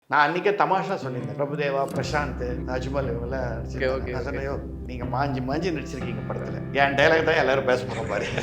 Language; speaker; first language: Tamil; native; Tamil